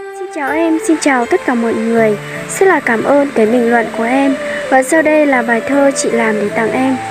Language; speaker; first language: Vietnamese; non-native, local second language; Hmong